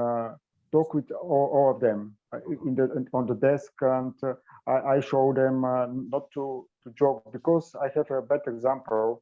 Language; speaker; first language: English; non-native, learner; Bulgarian